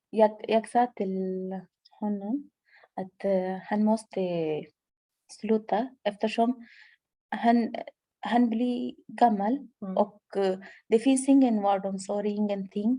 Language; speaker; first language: Swedish; non-native, learner; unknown